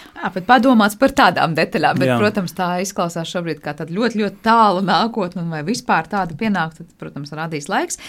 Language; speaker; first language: Latvian; native; Latvian